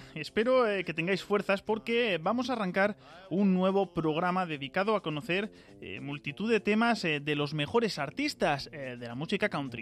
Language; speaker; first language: Spanish; native; Spanish